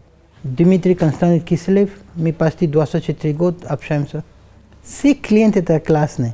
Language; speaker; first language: Russian; non-native, learner; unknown